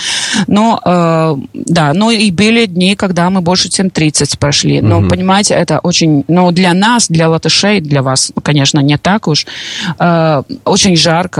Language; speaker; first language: Russian; non-native, local second language; Latvian